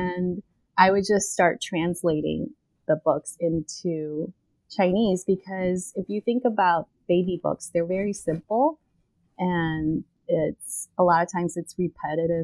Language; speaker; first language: English; native; English